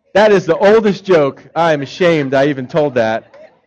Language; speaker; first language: English; native; English